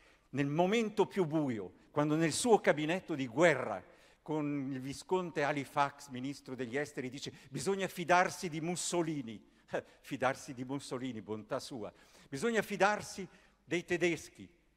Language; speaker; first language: Italian; native; Italian